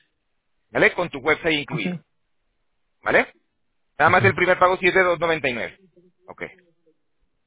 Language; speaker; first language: Spanish; native; Spanish